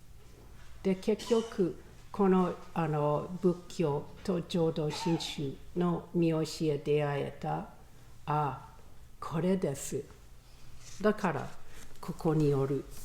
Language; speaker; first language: Japanese; non-native, learner; English